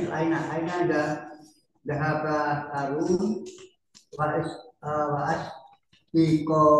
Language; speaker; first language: Arabic; non-native, learner; Indonesian